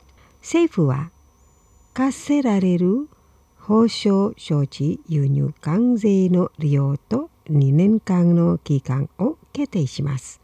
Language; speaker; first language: Japanese; non-native, fluent; Indonesian